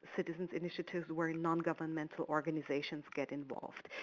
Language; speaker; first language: English; non-native, fluent; German